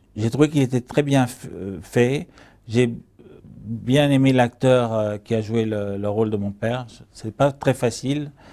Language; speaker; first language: French; early bilingual, other home language; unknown